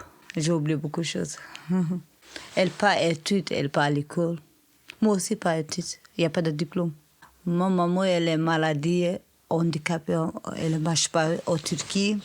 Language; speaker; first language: French; non-native, learner; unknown